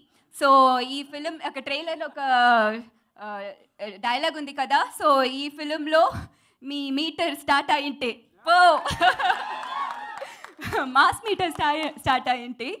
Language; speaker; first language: Telugu; non-native, learner; Tamil